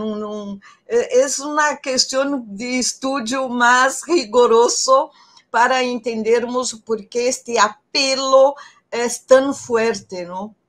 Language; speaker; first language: Spanish; non-native, fluent; Portuguese